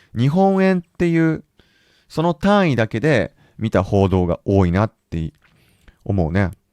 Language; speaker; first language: Japanese; native; Japanese